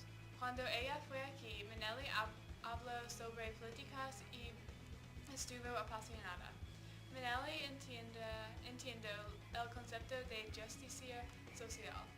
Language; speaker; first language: Spanish; non-native, learner; English